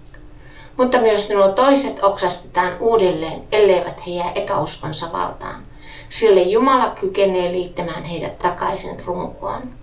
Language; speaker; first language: Finnish; native; Finnish